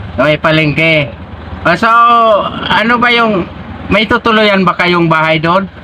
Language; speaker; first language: Filipino; non-native, local second language; Bikol